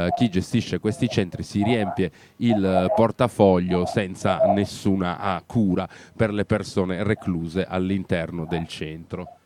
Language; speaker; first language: Italian; native; Italian